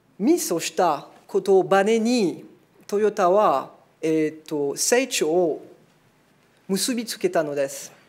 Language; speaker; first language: Japanese; non-native, fluent; French